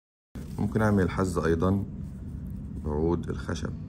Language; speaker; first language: Arabic; native; Arabic